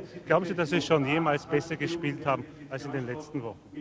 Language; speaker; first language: German; native; German